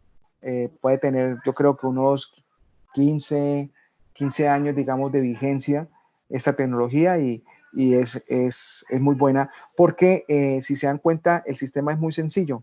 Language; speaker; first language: Spanish; native; Spanish